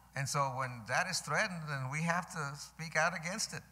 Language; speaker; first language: English; early bilingual, other home language; Spanish